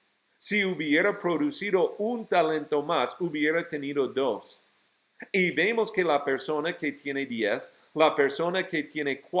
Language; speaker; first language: Spanish; non-native, fluent; English